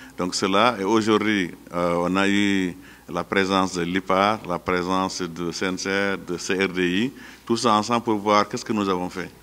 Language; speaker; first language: French; non-native, local second language; Wolof